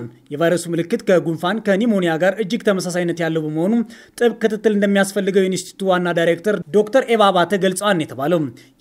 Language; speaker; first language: Amharic; native; Amharic